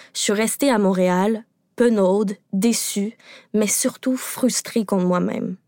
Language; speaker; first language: French; native; French